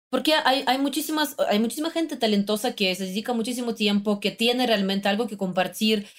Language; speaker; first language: Spanish; non-native, fluent; Russian